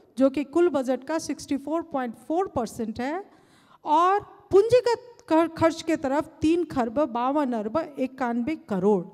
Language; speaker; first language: Hindi; non-native, local second language; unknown